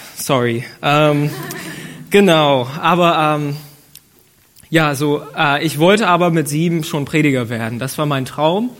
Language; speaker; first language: German; non-native, fluent; English